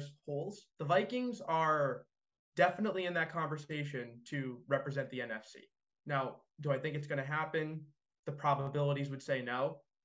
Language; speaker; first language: English; native; English